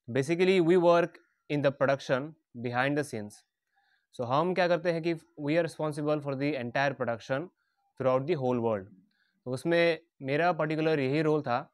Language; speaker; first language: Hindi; non-native, local second language; Bangla